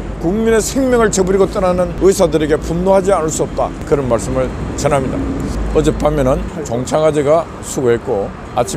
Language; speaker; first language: Korean; native; Korean